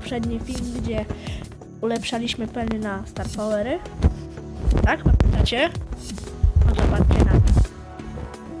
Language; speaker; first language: Polish; native; Polish